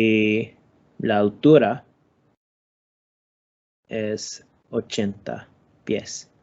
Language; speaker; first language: Spanish; non-native, learner; English